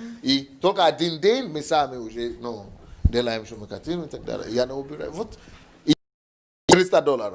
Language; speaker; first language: Russian; non-native, learner; Yoruba